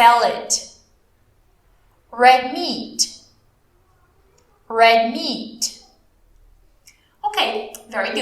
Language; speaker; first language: English; non-native, fluent; Portuguese